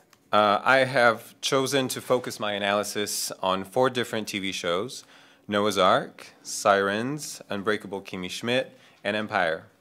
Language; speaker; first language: English; non-native, fluent; French